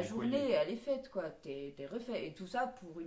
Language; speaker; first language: French; native; French